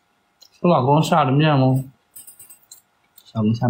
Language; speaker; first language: Chinese; native; Chinese